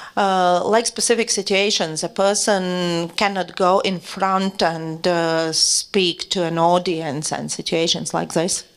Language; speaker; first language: English; non-native, fluent; Latvian